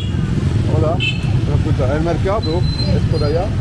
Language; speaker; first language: Spanish; non-native, learner; English